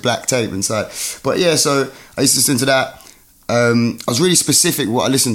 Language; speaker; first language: English; native; English